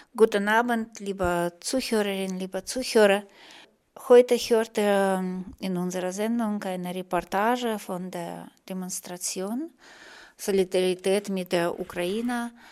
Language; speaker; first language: German; non-native, fluent; Russian